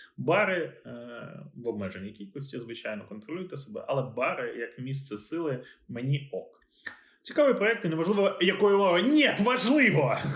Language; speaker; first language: Ukrainian; native; Ukrainian